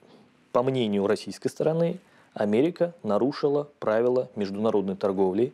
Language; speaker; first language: Russian; native; Russian